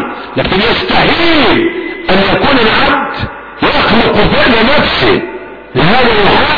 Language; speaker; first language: Arabic; native; Arabic